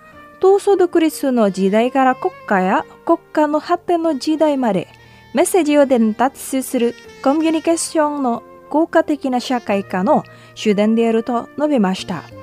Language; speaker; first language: Japanese; non-native, fluent; Indonesian